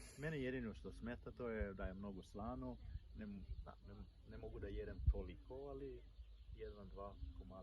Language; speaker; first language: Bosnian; non-native, learner; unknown